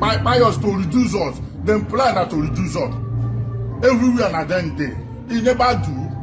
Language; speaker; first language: Nigerian Pidgin; non-native, local second language; Igbo